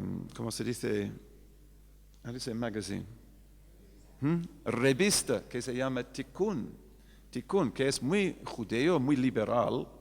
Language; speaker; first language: Spanish; non-native, fluent; English